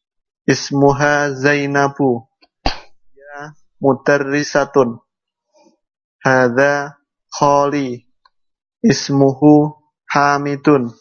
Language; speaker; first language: Arabic; non-native, learner; Indonesian